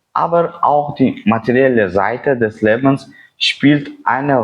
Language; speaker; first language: German; non-native, fluent; Uzbek